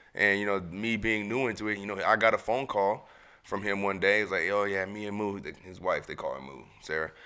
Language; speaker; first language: English; native; English